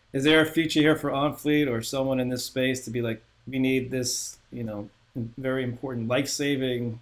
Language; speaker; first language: English; native; English